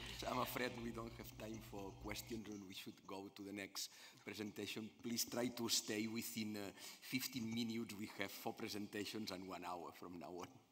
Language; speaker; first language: English; non-native, fluent; Spanish